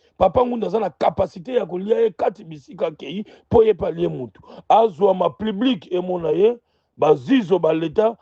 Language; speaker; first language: Lingala; non-native, local second language; Kongo